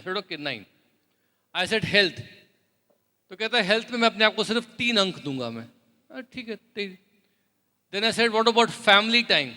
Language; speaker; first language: Hindi; native; Hindi